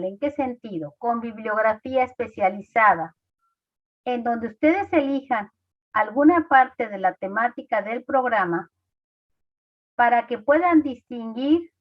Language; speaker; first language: Spanish; native; Spanish